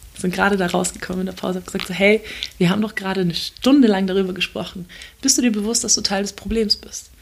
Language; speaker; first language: German; early bilingual, other home language; Turkish